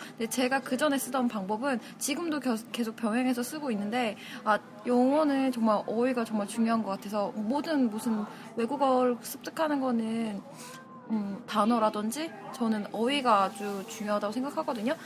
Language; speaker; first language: Korean; native; Korean